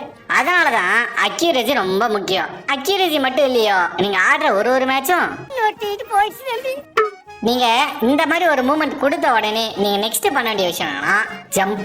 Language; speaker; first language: Tamil; native; Tamil